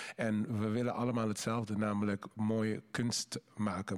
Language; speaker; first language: Dutch; native; Dutch